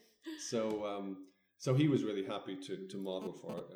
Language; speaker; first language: English; native; English